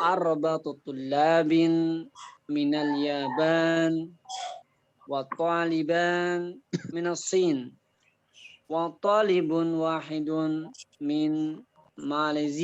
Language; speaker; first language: Arabic; non-native, fluent; Indonesian